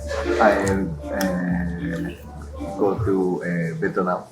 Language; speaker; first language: English; non-native, local second language; Japanese